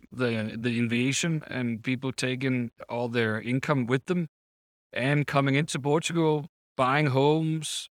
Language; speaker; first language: English; non-native, fluent; Danish